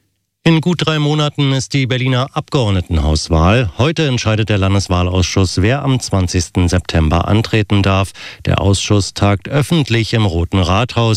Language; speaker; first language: German; native; German